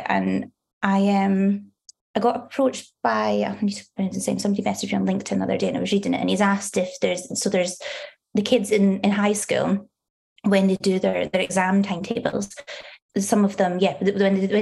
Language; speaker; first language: English; native; English